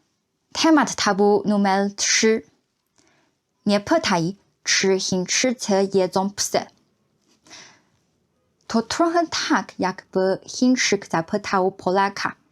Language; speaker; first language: Polish; non-native, fluent; Chinese